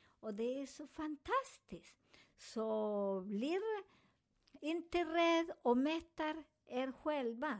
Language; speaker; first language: Swedish; non-native, learner; Spanish